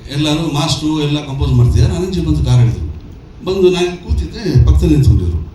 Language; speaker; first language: Kannada; native; Kannada